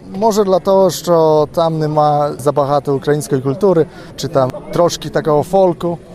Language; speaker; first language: Ukrainian; early bilingual, heritage; Ukrainian